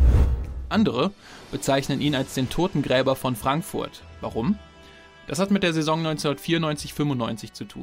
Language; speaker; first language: German; native; German